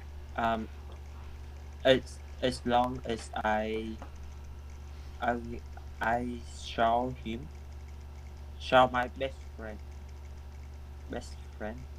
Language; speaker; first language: English; non-native, learner; Vietnamese